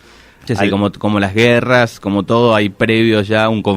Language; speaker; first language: Spanish; native; Spanish